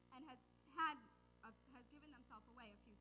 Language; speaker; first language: English; native; English